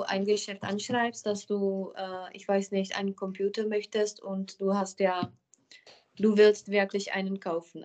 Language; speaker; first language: German; non-native, fluent; Czech